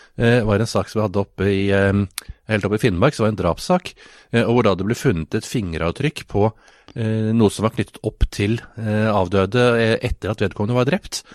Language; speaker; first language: Norwegian; native; Norwegian